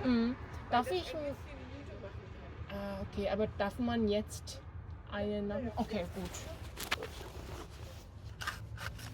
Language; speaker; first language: German; non-native, learner; Korean